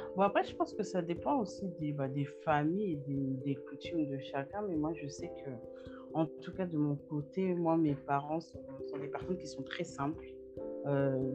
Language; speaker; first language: French; native; French